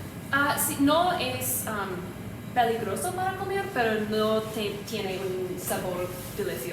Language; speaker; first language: Spanish; non-native, learner; English